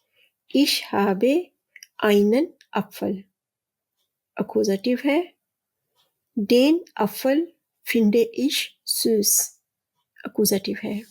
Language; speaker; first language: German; non-native, fluent; Urdu